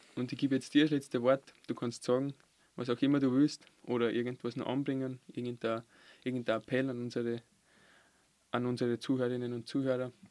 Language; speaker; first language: German; early bilingual, other home language; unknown